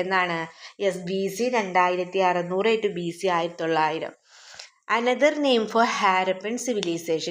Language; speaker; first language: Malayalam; native; Malayalam